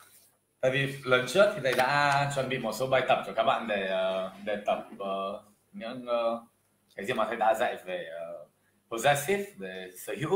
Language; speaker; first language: Vietnamese; non-native, fluent; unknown